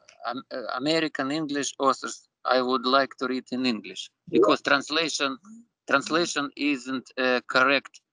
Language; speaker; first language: English; non-native, learner; Russian